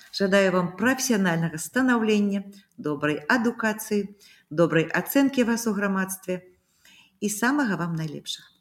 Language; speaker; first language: Belarusian; native; Belarusian